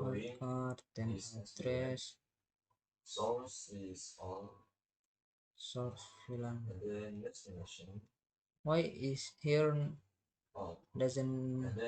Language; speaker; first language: English; non-native, learner; Indonesian